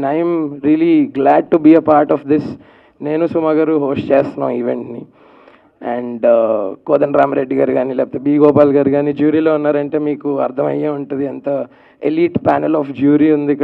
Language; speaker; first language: Telugu; native; Telugu